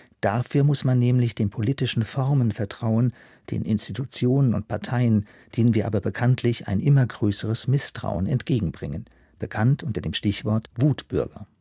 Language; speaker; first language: German; native; German